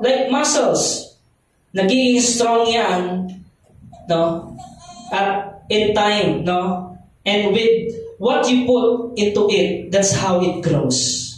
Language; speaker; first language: English; non-native, local second language; Filipino